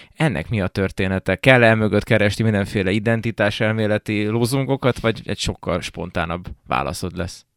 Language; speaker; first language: Hungarian; native; Hungarian